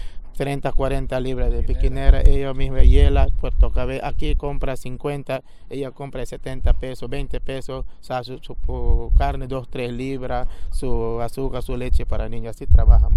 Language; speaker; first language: Spanish; non-native, local second language; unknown